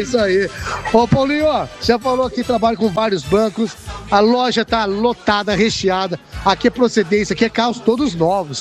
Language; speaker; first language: Portuguese; native; Portuguese